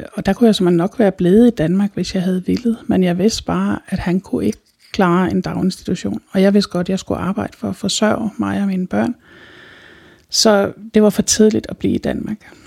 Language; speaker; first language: Danish; native; Danish